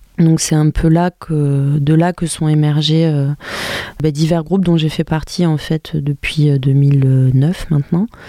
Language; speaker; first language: French; early bilingual, other home language; Albanian